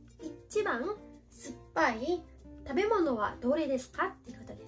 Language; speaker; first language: Japanese; non-native, fluent; Filipino